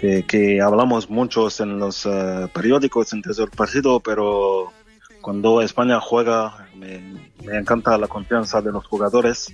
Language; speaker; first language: Spanish; non-native, fluent; French